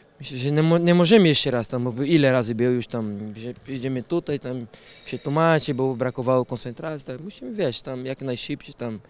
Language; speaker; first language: Polish; non-native, learner; Portuguese